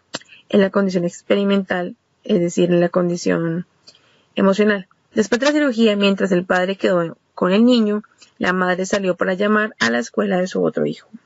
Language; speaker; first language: Spanish; native; Spanish